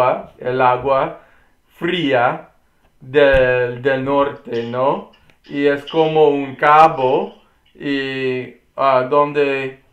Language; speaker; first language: Spanish; non-native, learner; English